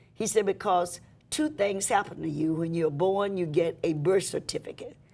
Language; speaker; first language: English; native; English